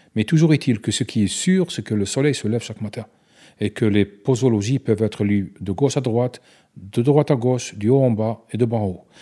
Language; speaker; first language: French; non-native, local second language; Arabic